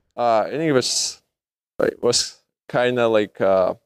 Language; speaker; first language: English; non-native, learner; Russian